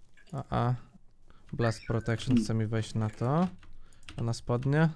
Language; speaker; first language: Polish; native; Polish